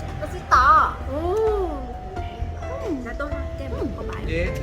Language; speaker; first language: Korean; non-native, learner; Vietnamese